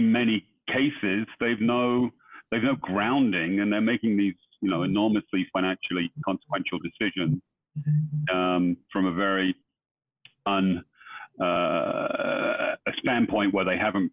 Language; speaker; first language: English; native; English